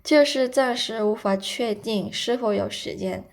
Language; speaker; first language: Chinese; non-native, fluent; Indonesian